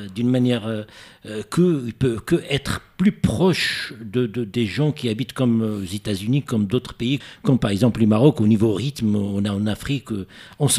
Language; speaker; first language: French; non-native, local second language; Arabic